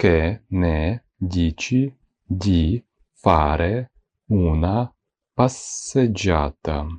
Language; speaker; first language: Italian; non-native, fluent; Ukrainian